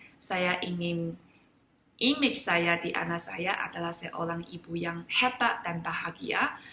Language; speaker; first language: Indonesian; non-native, fluent; Chinese